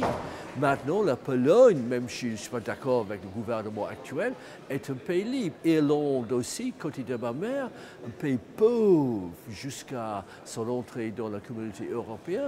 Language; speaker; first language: French; non-native, fluent; English